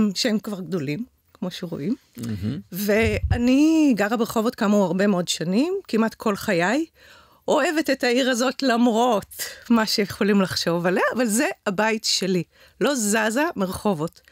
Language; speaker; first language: Hebrew; native; Hebrew